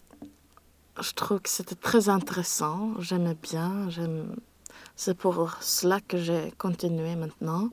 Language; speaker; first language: French; non-native, learner; Swedish